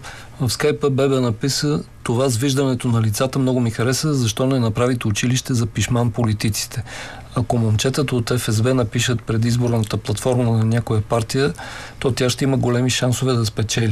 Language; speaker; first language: Bulgarian; native; Bulgarian